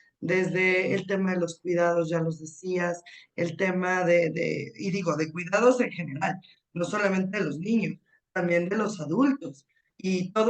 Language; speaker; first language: Spanish; native; Spanish